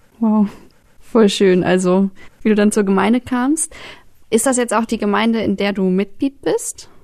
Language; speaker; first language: German; native; German